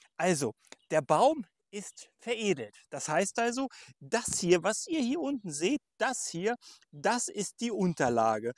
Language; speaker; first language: German; native; German